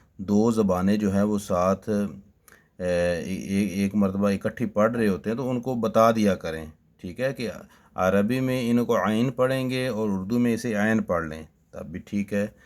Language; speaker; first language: Urdu; native; Urdu